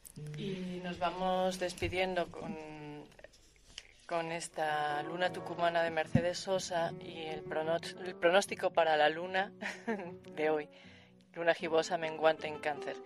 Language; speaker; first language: Spanish; native; Spanish